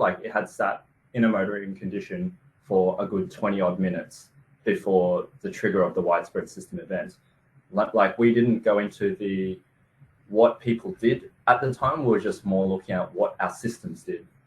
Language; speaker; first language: English; native; English